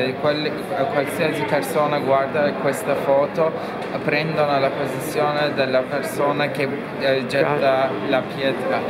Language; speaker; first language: Italian; non-native, fluent; Turkish